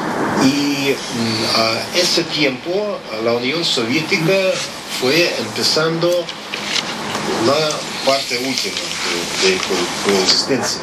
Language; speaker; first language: Spanish; non-native, learner; Russian